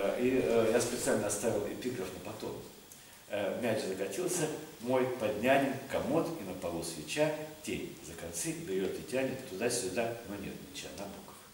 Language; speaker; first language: Russian; native; Russian